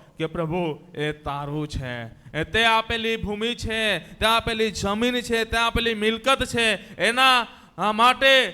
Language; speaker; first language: Gujarati; non-native, local second language; Gamit